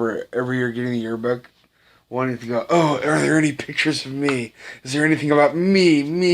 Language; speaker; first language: English; native; English